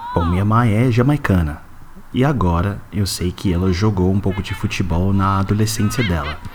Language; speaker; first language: Portuguese; non-native, fluent; English